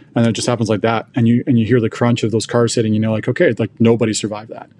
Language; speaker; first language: English; native; English